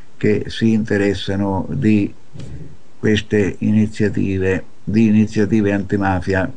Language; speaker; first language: Italian; native; Italian